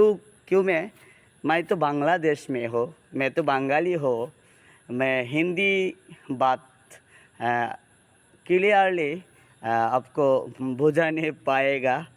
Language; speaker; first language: Hindi; non-native, learner; Bangla